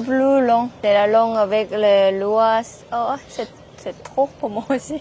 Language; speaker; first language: French; non-native, learner; Thai